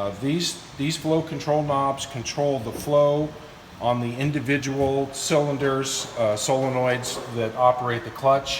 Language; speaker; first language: English; native; English